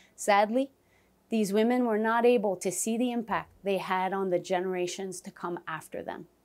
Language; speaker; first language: English; non-native, local second language; French